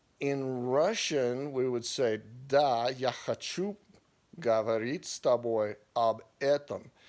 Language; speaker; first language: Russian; non-native, learner; English